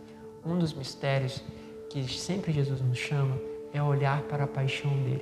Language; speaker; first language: Portuguese; native; Portuguese